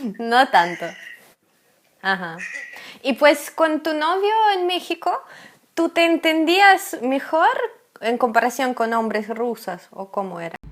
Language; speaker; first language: Spanish; non-native, fluent; Russian